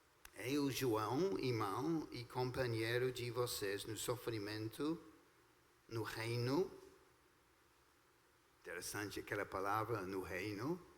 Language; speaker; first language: Portuguese; non-native, fluent; English